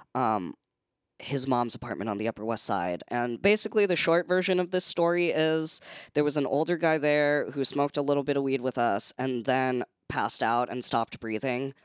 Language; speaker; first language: English; native; English